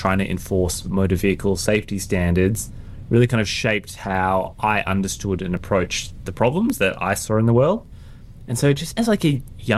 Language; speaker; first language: English; native; English